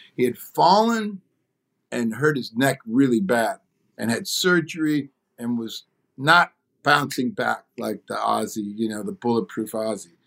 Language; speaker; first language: English; native; English